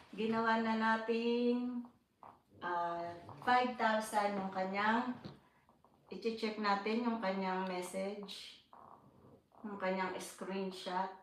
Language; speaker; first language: Filipino; non-native, local second language; Cebuano